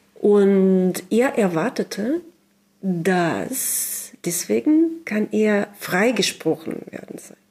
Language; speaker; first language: German; non-native, learner; Russian